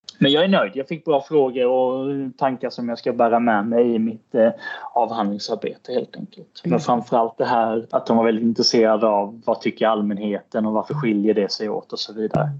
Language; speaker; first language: Swedish; native; Swedish